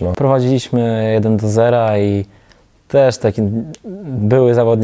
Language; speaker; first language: Polish; non-native, fluent; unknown